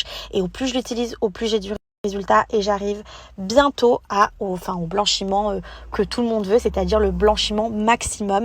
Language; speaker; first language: French; native; French